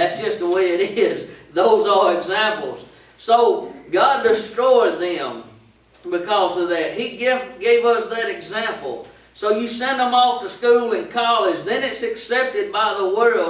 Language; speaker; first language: English; native; English